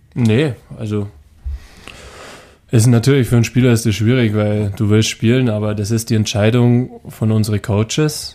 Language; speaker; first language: German; native; German